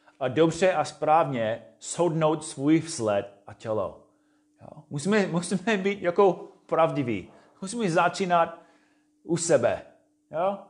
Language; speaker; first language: Czech; non-native, fluent; English